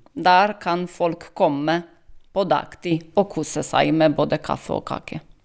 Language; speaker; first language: Norwegian; non-native, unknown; Polish